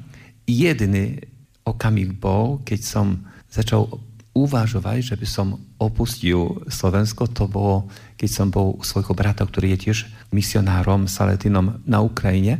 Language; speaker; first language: Slovak; non-native, fluent; Polish